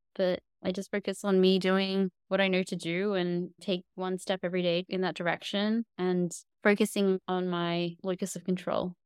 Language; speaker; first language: English; native; English